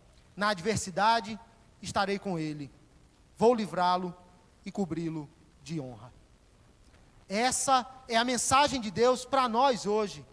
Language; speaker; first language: Portuguese; native; Portuguese